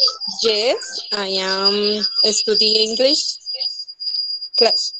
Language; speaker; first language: English; non-native, learner; Spanish